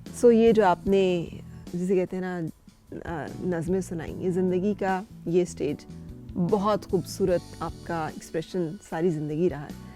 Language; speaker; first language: Urdu; native; Urdu